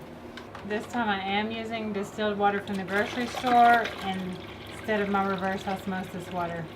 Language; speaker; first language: English; native; English